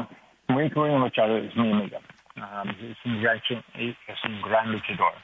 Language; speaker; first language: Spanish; non-native, learner; English